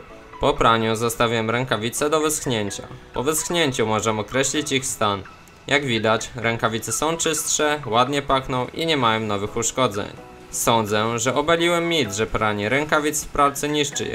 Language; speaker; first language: Polish; native; Polish